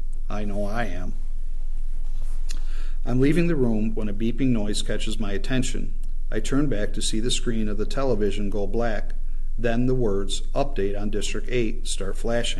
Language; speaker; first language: English; native; English